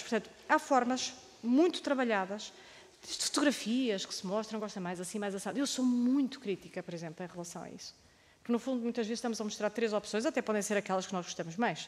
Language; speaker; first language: Portuguese; native; Portuguese